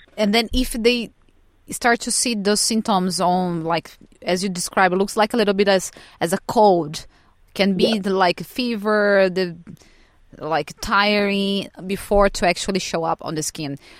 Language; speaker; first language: English; non-native, fluent; Portuguese